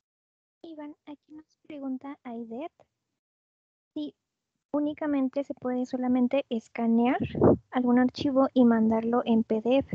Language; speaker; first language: Spanish; native; Spanish